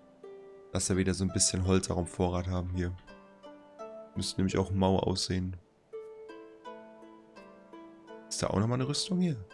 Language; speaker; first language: German; native; German